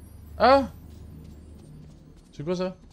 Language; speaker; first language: French; native; French